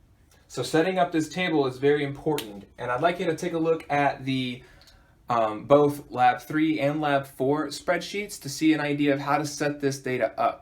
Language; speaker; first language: English; native; English